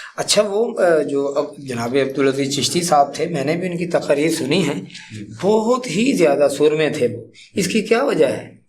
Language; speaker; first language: Urdu; non-native, local second language; Punjabi